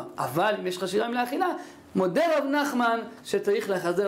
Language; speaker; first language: Hebrew; native; Hebrew